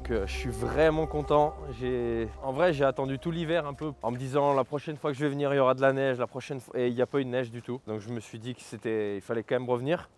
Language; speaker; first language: French; native; French